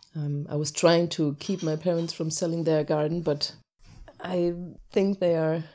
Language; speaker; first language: English; non-native, fluent; German